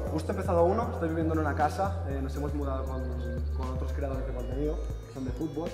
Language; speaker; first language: Spanish; native; Spanish